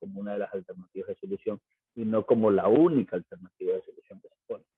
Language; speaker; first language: Spanish; native; Spanish